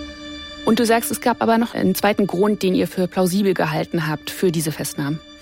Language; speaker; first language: German; native; German